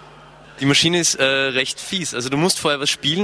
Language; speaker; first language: German; native; German